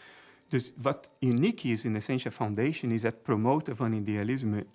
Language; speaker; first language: Dutch; non-native, fluent; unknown